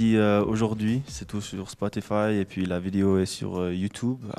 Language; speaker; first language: French; non-native, local second language; English